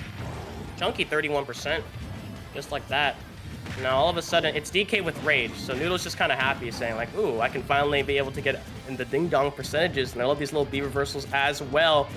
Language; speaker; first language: English; native; English